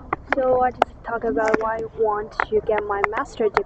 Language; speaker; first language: English; non-native, learner; Chinese